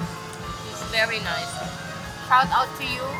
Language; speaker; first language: English; non-native, local second language; Filipino